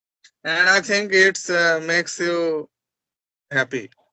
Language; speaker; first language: English; non-native, learner; Bangla